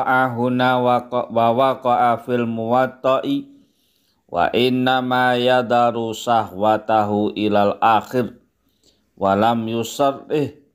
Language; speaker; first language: Arabic; non-native, fluent; Indonesian